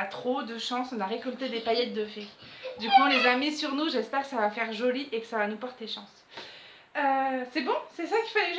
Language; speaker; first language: French; native; French